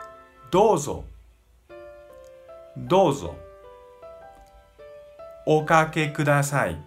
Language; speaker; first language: Japanese; native; Japanese